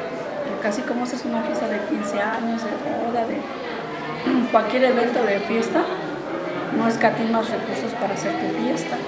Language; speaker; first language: Spanish; native; Spanish